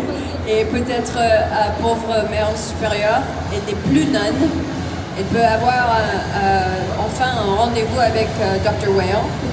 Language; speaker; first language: French; non-native, learner; English